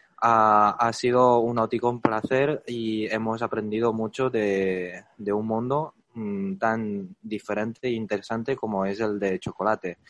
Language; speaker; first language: Spanish; non-native, fluent; Chinese